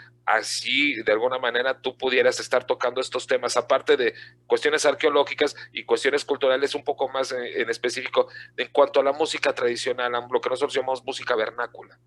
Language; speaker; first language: Spanish; native; Spanish